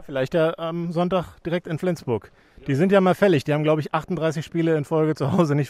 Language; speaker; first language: German; native; German